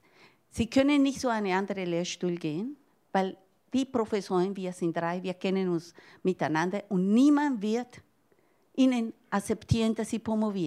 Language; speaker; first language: German; non-native, fluent; Spanish